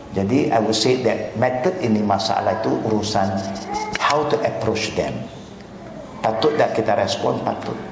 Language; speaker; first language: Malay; non-native, local second language; Chinese